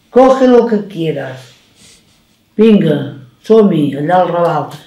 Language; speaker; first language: Spanish; non-native, local second language; Catalan